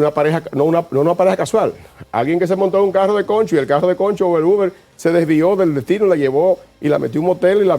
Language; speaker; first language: Spanish; native; Spanish